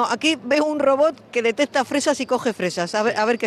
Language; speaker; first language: Spanish; native; Spanish